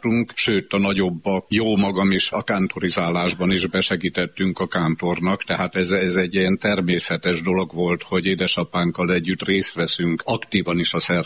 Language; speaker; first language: Hungarian; native; Hungarian